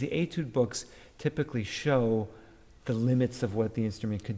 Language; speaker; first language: English; native; English